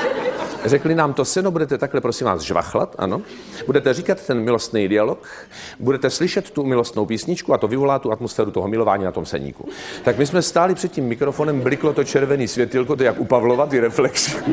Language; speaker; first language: Czech; native; Czech